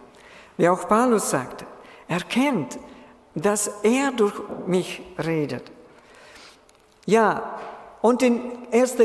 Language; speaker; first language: German; non-native, fluent; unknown